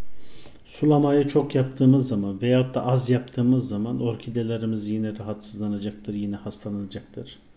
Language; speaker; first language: Turkish; native; Turkish